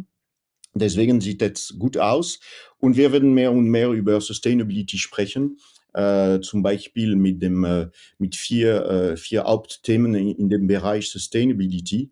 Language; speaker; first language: German; non-native, fluent; French